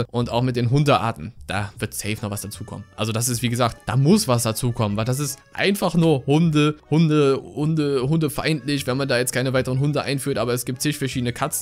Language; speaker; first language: German; native; German